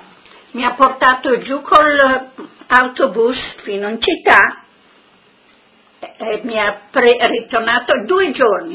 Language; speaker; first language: Italian; non-native, local second language; Friulian